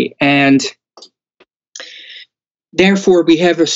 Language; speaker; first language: English; non-native, fluent; Hungarian